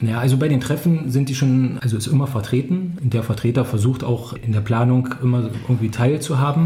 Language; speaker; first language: German; native; German